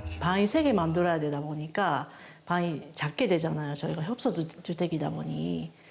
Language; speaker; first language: Korean; non-native, fluent; Japanese